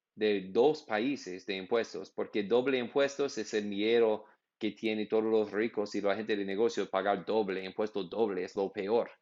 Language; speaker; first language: Spanish; non-native, learner; English